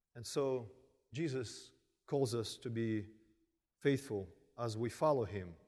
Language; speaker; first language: English; early bilingual, other home language; Korean